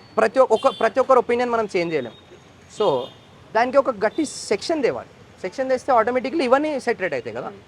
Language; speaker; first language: Telugu; native; Telugu